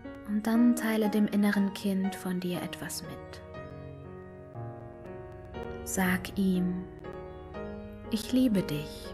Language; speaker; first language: German; native; German